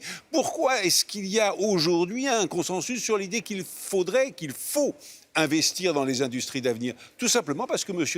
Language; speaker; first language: French; native; French